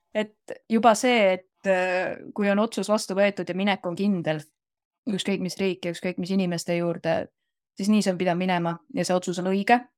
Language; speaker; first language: Estonian; native; Estonian